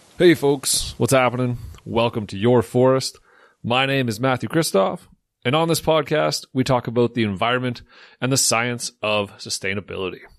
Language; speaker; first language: English; native; English